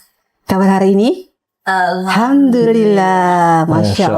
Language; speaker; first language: Indonesian; native; Indonesian